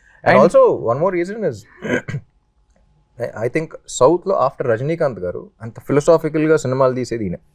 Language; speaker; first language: Telugu; native; Telugu